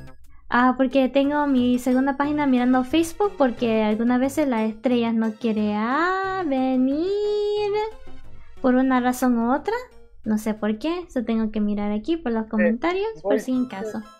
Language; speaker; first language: Spanish; early bilingual, heritage; Spanish